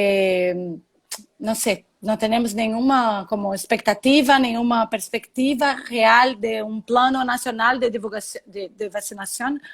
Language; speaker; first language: Spanish; non-native, learner; Portuguese